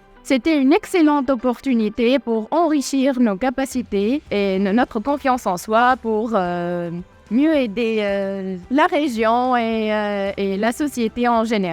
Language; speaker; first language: French; non-native, local second language; Arabic